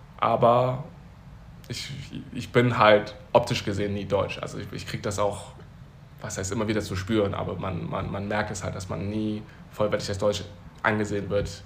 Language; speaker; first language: German; early bilingual, other home language; Chinese